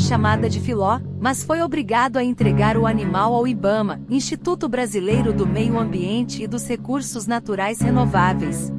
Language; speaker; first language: Portuguese; native; Portuguese